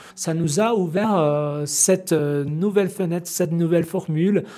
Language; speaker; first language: French; non-native, fluent; Spanish